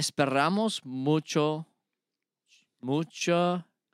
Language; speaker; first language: Spanish; non-native, learner; English